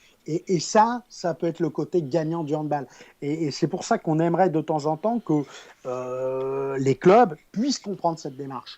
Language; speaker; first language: French; native; French